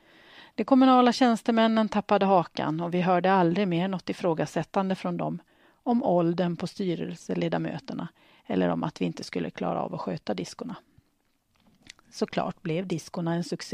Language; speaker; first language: Swedish; native; Swedish